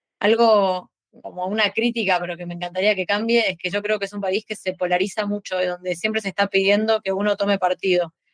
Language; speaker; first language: Spanish; native; Spanish